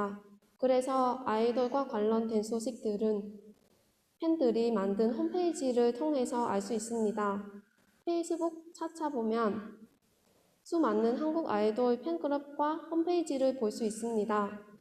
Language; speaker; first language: Korean; non-native, fluent; Vietnamese